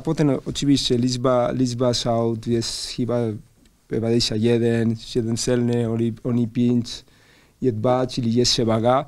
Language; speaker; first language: Polish; non-native, learner; Spanish